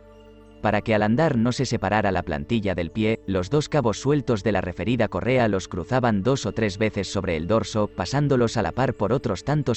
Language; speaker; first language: Spanish; native; Spanish